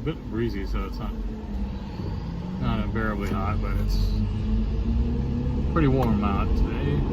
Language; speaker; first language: English; native; English